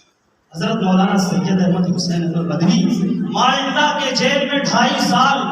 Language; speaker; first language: Urdu; native; Urdu